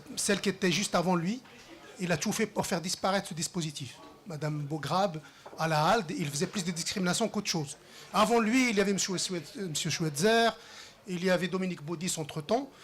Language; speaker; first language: French; early bilingual, other home language; Riffian